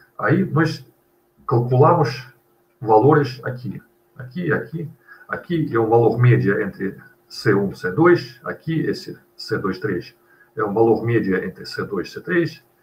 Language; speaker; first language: Portuguese; non-native, fluent; Russian